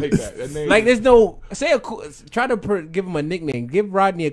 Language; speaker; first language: English; native; English